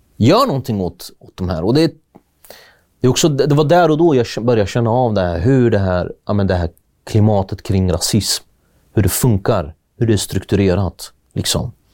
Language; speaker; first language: Swedish; early bilingual, other home language; Kurdish